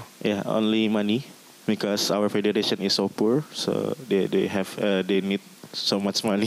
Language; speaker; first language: English; non-native, learner; Indonesian